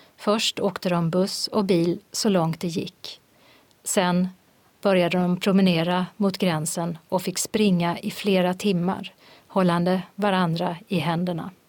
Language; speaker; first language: Swedish; native; Swedish